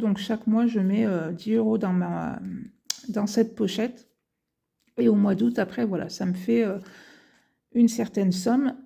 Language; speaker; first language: French; native; French